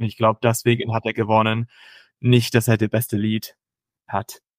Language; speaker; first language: German; non-native, fluent; English